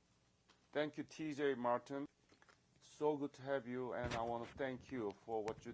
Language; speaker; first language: English; non-native, fluent; Korean